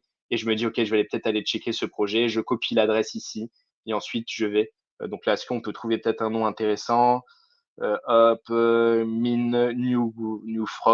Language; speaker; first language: French; native; French